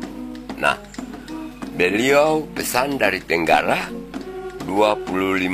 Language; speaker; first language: Indonesian; non-native, local second language; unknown